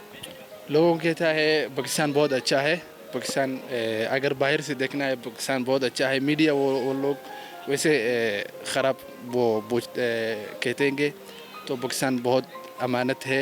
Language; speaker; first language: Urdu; non-native, learner; Somali